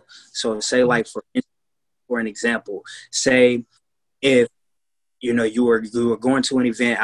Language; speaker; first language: English; native; English